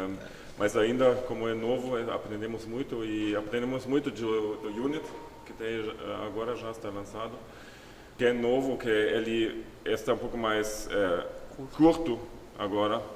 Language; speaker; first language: Portuguese; non-native, fluent; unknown